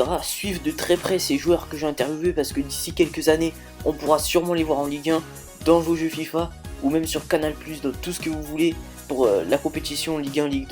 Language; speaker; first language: French; native; French